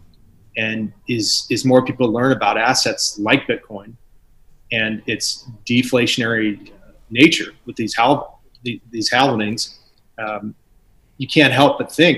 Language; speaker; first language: English; native; English